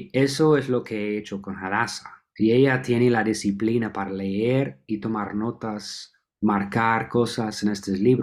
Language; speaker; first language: Spanish; non-native, fluent; English